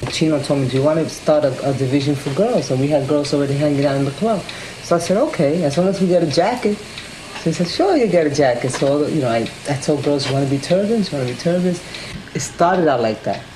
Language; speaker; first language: English; early bilingual, other home language; Spanish